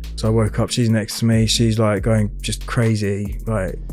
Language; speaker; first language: English; native; English